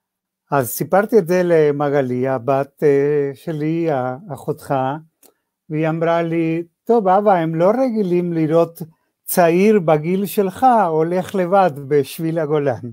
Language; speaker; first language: Hebrew; non-native, fluent; Spanish